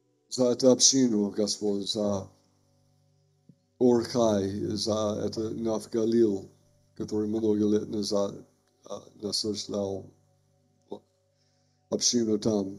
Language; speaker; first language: Russian; non-native, learner; English